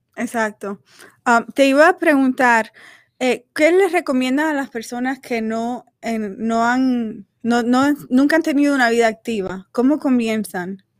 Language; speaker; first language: Spanish; native; Spanish